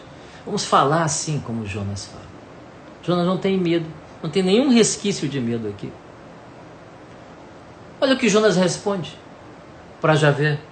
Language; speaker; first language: Portuguese; native; Portuguese